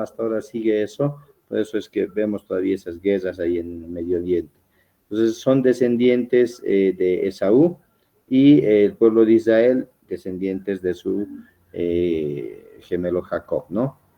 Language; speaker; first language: Spanish; native; Spanish